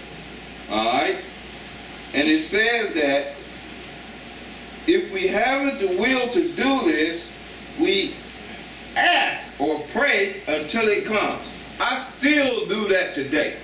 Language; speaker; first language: English; native; English